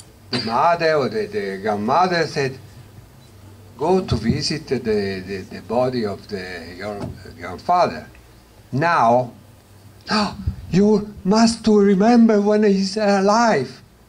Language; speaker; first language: English; non-native, learner; Italian